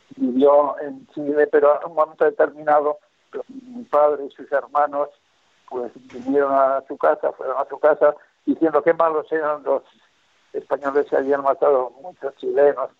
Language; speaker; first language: Spanish; native; Spanish